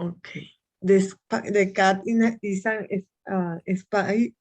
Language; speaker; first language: English; non-native, learner; Spanish